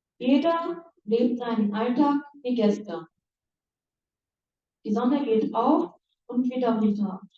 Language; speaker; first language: German; non-native, fluent; Korean